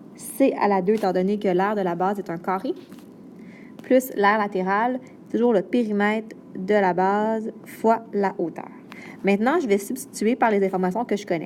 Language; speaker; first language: French; native; French